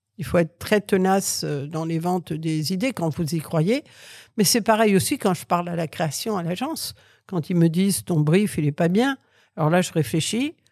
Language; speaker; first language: French; early bilingual, other home language; Catalan